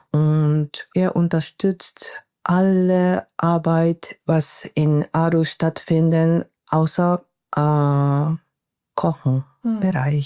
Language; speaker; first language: German; non-native, fluent; Japanese